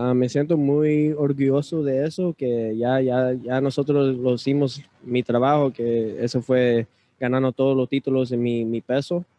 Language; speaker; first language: Spanish; early bilingual, other home language; English